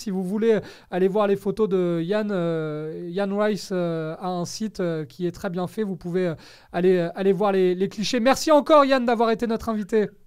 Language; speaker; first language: French; native; French